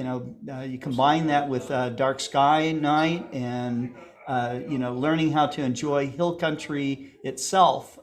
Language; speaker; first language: English; native; English